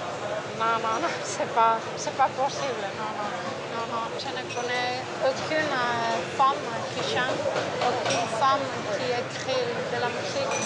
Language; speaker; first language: French; non-native, fluent; Spanish